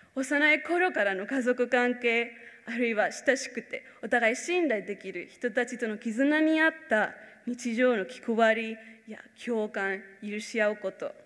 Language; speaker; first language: Japanese; non-native, fluent; Spanish